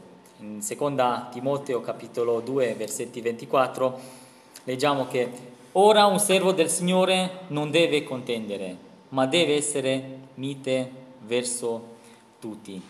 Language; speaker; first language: Italian; non-native, fluent; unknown